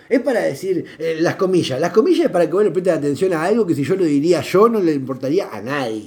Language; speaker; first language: Spanish; native; Spanish